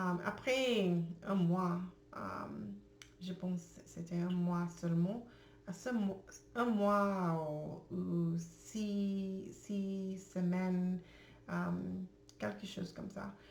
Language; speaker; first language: French; non-native, learner; English